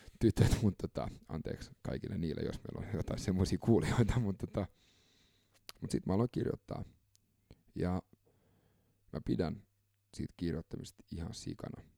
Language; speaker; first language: Finnish; early bilingual, other home language; English